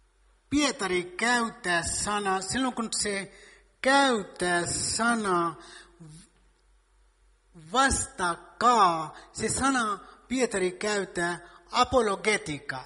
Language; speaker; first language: Finnish; non-native, fluent; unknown